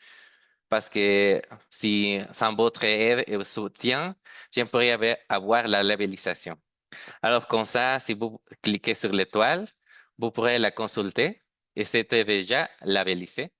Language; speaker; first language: French; non-native, fluent; Spanish